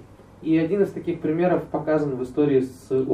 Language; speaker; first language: Russian; native; Russian